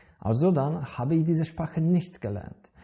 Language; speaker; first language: German; non-native, fluent; Polish